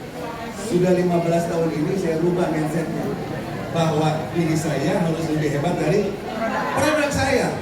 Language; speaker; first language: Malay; non-native, local second language; Sundanese